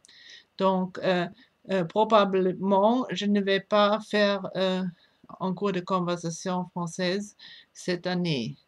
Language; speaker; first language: French; non-native, fluent; German